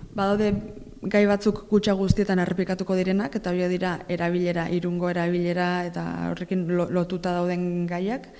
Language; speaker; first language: Basque; native; Basque